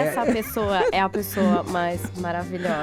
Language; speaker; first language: Portuguese; native; Portuguese